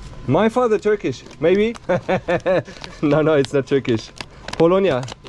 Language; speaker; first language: English; non-native, fluent; German